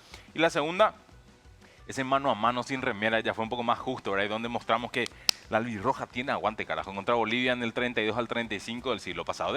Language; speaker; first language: Spanish; native; Spanish